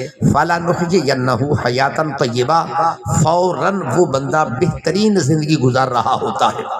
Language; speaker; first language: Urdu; non-native, local second language; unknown